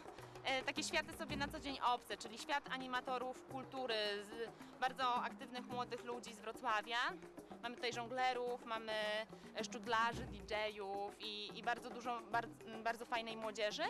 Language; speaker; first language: Polish; native; Polish